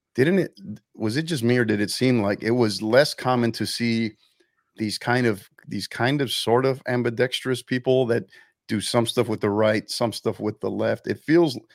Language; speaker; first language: English; native; English